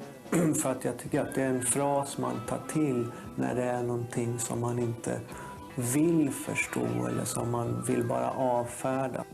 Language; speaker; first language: Swedish; native; Swedish